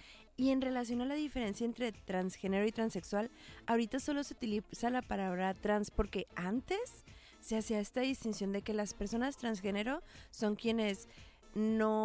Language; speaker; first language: Spanish; native; Spanish